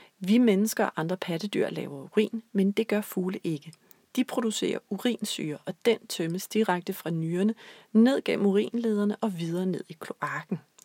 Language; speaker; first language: Danish; native; Danish